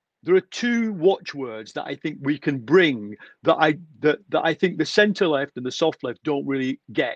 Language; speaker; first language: English; native; English